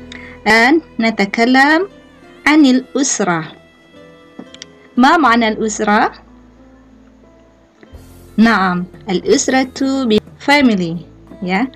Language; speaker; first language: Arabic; non-native, fluent; Indonesian